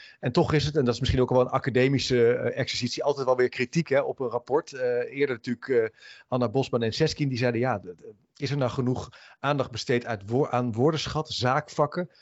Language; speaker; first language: Dutch; native; Dutch